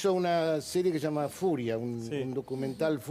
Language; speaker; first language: Spanish; native; Spanish